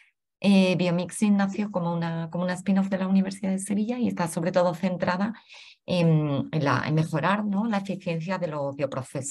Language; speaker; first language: Spanish; native; Spanish